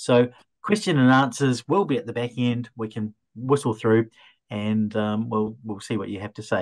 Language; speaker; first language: English; native; English